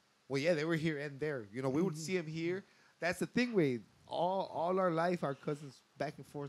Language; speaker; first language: English; early bilingual, other home language; Spanish